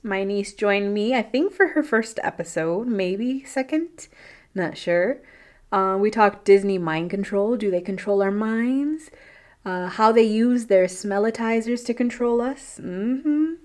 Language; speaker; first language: English; early bilingual, other home language; Spanish